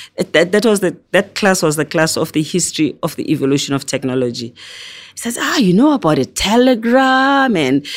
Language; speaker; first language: English; non-native, local second language; Zulu